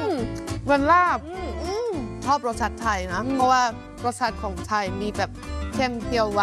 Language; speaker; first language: Thai; non-native, fluent; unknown